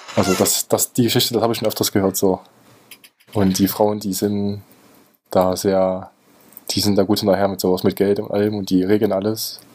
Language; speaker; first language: German; native; German